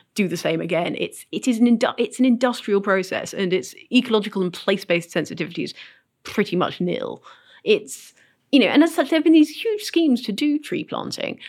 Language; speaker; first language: English; native; English